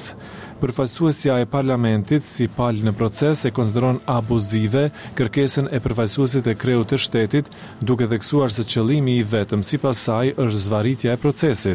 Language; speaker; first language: Albanian; native; Albanian